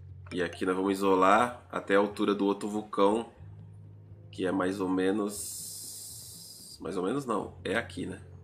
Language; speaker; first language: Portuguese; native; Portuguese